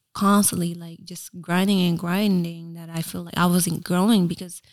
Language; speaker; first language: English; early bilingual, other home language; Filipino